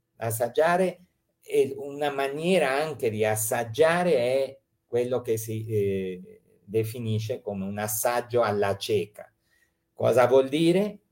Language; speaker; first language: Italian; early bilingual, heritage; Italian